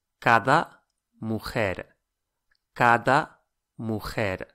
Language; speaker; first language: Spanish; non-native, fluent; English